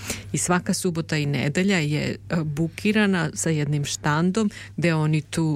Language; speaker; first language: Serbian; native; Serbian